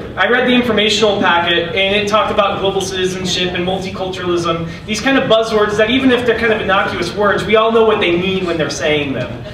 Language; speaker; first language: English; native; English